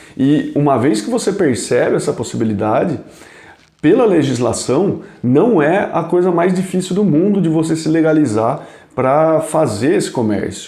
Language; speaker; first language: Portuguese; native; Portuguese